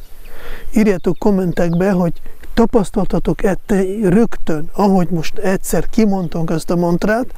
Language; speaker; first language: Hungarian; non-native, fluent; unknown